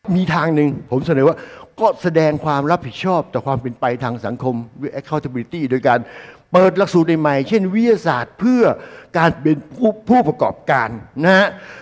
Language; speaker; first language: Thai; native; Thai